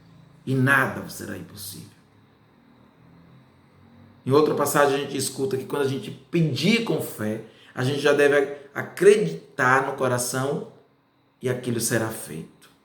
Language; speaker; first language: Portuguese; native; Portuguese